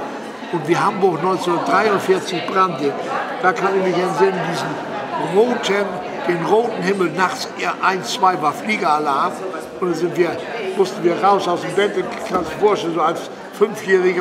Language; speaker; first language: German; native; German